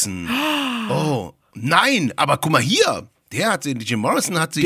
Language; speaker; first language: German; native; German